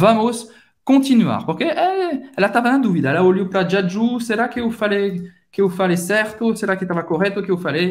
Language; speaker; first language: Portuguese; non-native, fluent; French